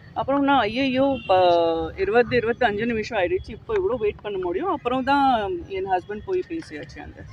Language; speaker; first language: Tamil; non-native, fluent; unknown